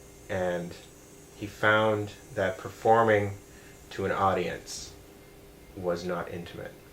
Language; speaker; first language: English; native; English